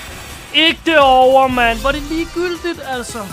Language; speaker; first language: Danish; native; Danish